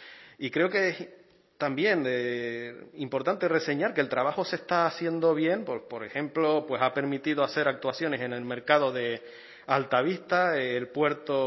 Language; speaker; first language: Spanish; native; Spanish